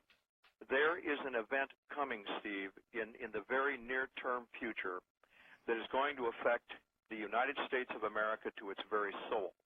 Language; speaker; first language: English; native; English